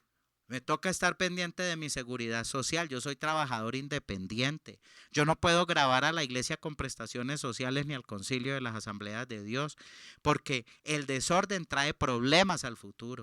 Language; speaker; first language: Spanish; native; Spanish